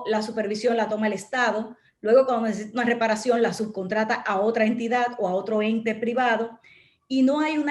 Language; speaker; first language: Spanish; native; Spanish